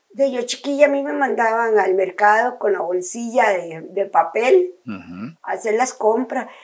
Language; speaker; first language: Spanish; native; Spanish